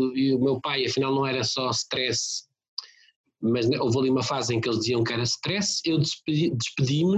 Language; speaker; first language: Portuguese; native; Portuguese